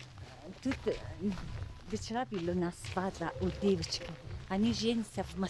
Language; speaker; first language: Russian; non-native, local second language; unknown